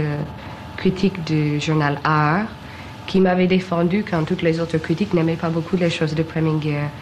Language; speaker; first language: French; non-native, fluent; English